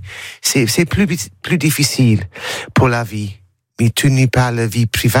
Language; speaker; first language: French; non-native, learner; English